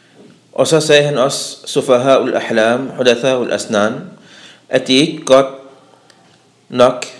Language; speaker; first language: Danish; early bilingual, other home language; Arabic